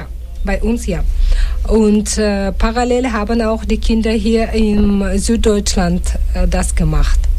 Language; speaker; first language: German; non-native, fluent; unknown